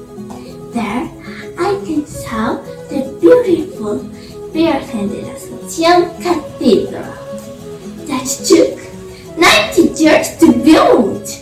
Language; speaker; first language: English; non-native, learner; Spanish